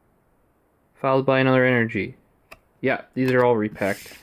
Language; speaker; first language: English; native; English